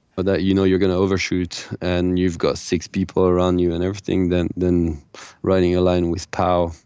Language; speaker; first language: English; non-native, fluent; French